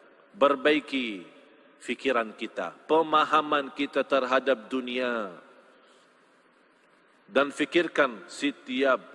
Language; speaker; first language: Indonesian; non-native, fluent; Arabic